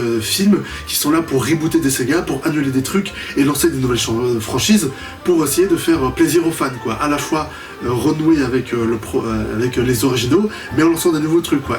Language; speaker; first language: French; native; French